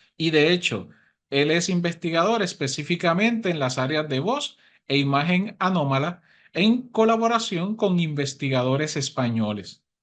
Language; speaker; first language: Spanish; native; Spanish